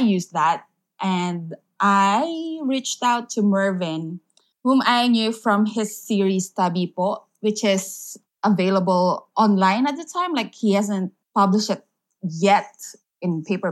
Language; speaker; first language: English; non-native, local second language; Filipino